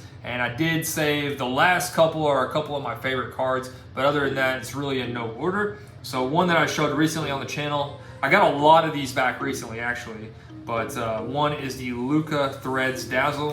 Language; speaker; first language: English; native; English